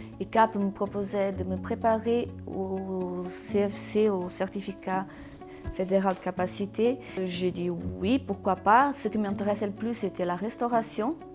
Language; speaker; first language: French; non-native, fluent; Portuguese